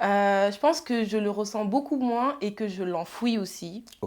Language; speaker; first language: French; early bilingual, other home language; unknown